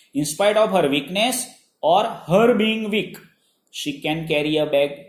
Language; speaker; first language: English; non-native, local second language; Gujarati